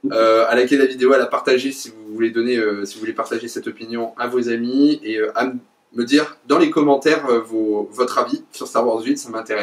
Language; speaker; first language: French; native; French